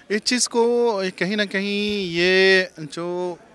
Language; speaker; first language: Hindi; non-native, local second language; Chakma